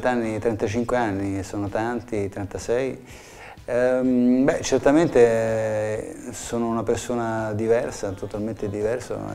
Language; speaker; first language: Italian; early bilingual, heritage; English